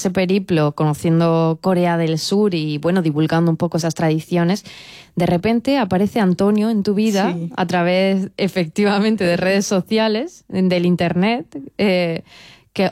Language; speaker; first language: Spanish; native; Spanish